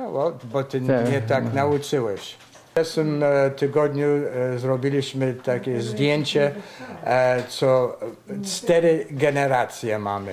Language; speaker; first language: Polish; early bilingual, heritage; Polish